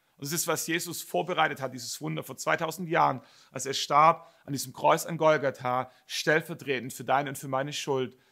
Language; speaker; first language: German; native; German